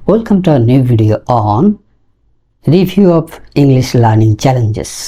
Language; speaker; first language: English; non-native, local second language; Bangla